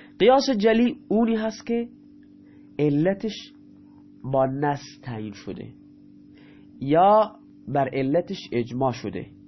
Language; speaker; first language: Persian; non-native, local second language; Baluchi